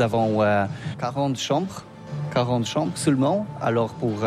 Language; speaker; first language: French; non-native, learner; Polish